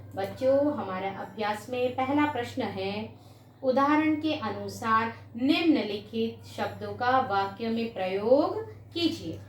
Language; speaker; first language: Hindi; non-native, local second language; Gujarati